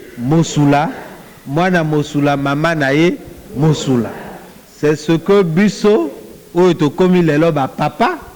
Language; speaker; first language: Lingala; native; Lingala